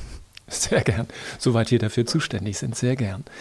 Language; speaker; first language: German; native; German